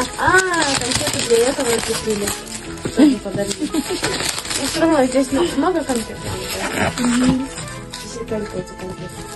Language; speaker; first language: Russian; early bilingual, other home language; Tajik